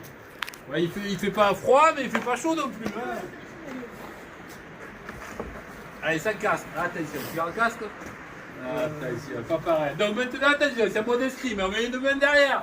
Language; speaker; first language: French; native; French